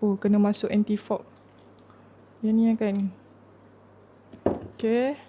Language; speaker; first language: Malay; native; Malay